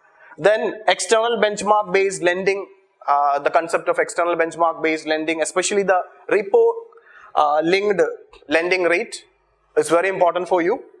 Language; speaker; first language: English; non-native, local second language; Malayalam